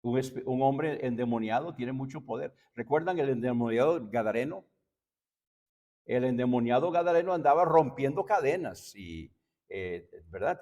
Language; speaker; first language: Spanish; native; Spanish